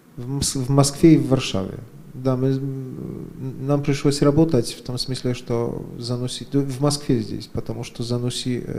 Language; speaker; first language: Russian; non-native, fluent; Polish